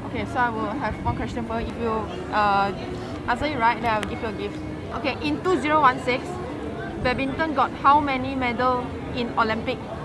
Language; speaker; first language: English; non-native, local second language; Chinese